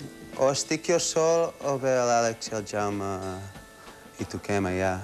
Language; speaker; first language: Catalan; early bilingual, heritage; Catalan